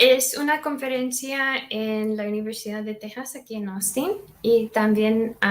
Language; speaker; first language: Spanish; non-native, fluent; English